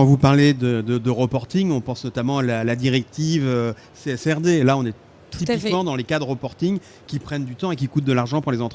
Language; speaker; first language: French; native; French